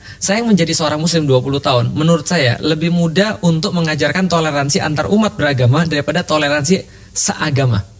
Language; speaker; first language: Indonesian; native; Indonesian